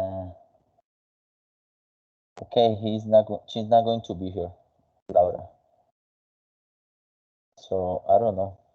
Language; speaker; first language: English; non-native, fluent; Spanish